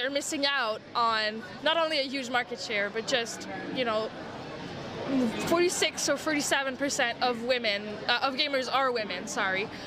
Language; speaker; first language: English; non-native, fluent; French